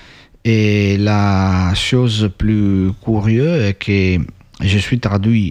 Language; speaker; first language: French; non-native, fluent; Italian